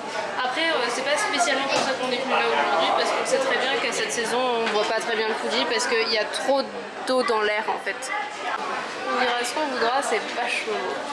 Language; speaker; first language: French; native; French